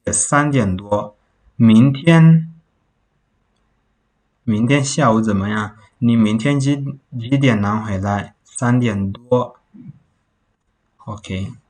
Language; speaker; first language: Chinese; non-native, fluent; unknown